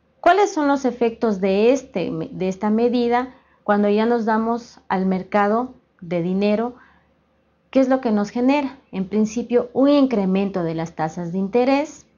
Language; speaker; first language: Spanish; native; Spanish